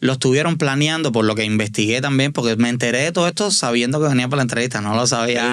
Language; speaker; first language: Spanish; native; Spanish